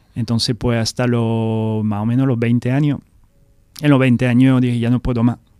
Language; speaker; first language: Spanish; non-native, fluent; French